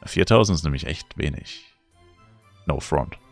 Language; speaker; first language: German; native; German